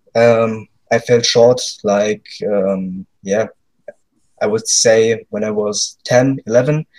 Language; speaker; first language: English; non-native, fluent; German